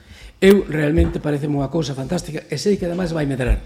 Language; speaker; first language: Galician; native; Galician